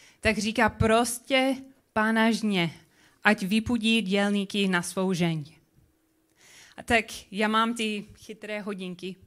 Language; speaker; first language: Czech; non-native, learner; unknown